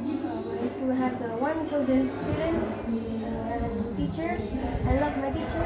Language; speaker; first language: English; non-native, learner; Vietnamese